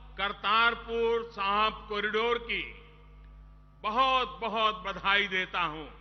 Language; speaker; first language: Hindi; non-native, local second language; Gujarati